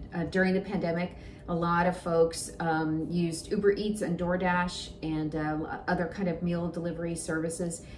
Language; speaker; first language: English; native; English